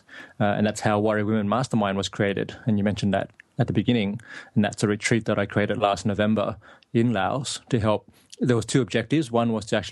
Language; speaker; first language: English; native; English